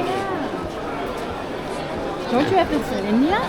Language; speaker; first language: English; non-native, fluent; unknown